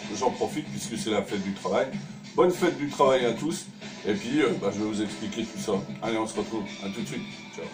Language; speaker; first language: French; native; French